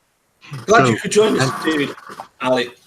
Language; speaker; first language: English; native; English